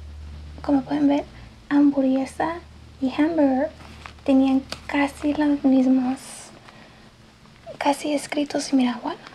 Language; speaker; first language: Spanish; early bilingual, heritage; English